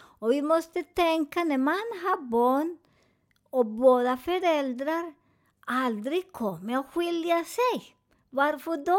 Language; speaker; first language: Swedish; non-native, learner; Spanish